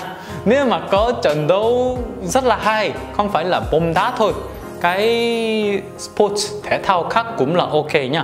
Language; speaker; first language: Vietnamese; non-native, learner; Korean